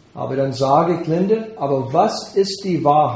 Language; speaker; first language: German; non-native, fluent; English